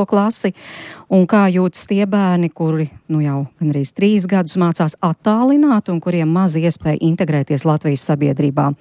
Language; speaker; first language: Latvian; native; Latvian